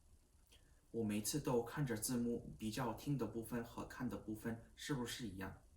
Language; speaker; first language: Chinese; non-native, learner; Korean